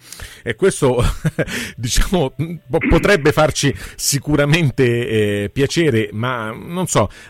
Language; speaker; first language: Italian; native; Italian